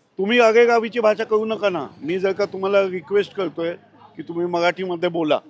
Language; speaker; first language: Marathi; native; Marathi